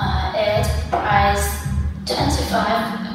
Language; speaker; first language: English; non-native, learner; Vietnamese